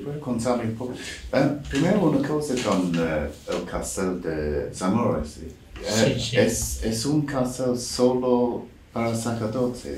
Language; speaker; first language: Spanish; non-native, fluent; English